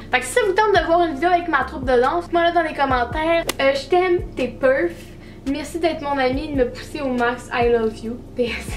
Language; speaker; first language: French; native; French